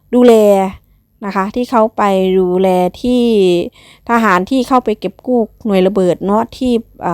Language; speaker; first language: Thai; non-native, local second language; Northeastern Thai